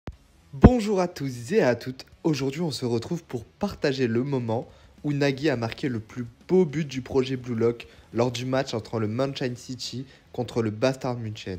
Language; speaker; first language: French; native; French